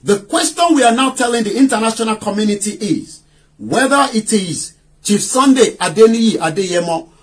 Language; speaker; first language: English; non-native, local second language; Yoruba